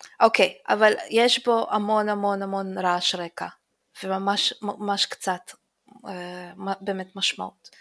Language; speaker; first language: Hebrew; early bilingual, other home language; Russian